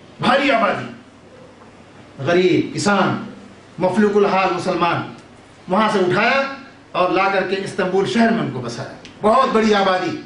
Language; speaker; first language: Urdu; native; Urdu